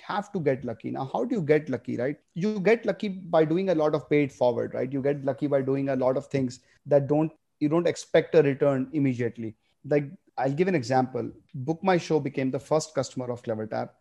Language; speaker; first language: English; non-native, local second language; Gujarati